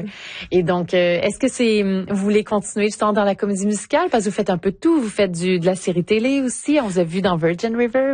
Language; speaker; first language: French; native; French